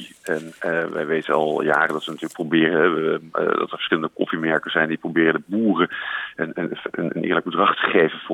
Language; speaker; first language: Dutch; native; Dutch